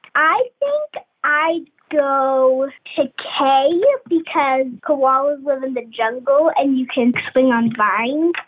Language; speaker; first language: English; native; English